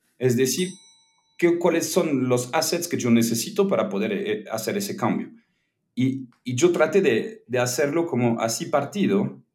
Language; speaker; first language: Spanish; non-native, fluent; French